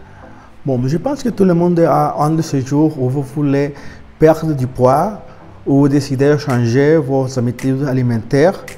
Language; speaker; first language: French; non-native, learner; Spanish